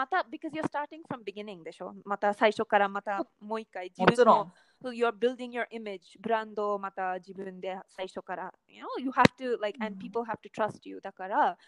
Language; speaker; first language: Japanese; non-native, fluent; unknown